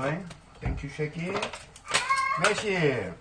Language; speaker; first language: Korean; non-native, fluent; English